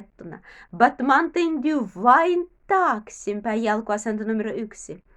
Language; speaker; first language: Finnish; non-native, learner; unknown